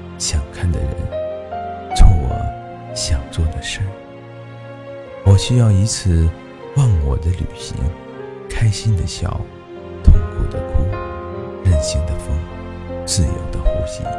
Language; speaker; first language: Chinese; native; Chinese